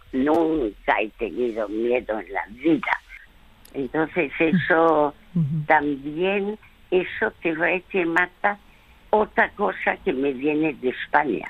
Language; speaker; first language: Spanish; early bilingual, other home language; French